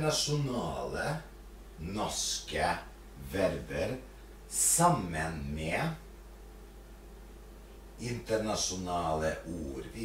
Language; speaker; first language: Norwegian; non-native, fluent; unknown